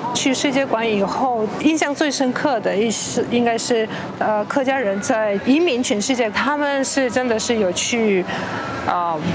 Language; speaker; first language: Chinese; non-native, fluent; Russian